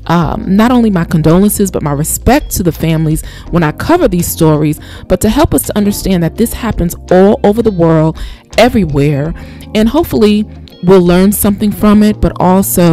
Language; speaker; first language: English; native; English